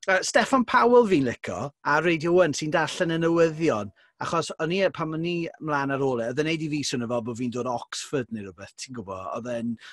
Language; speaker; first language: Welsh; native; Welsh